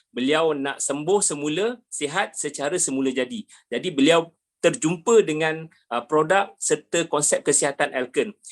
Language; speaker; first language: Malay; native; Malay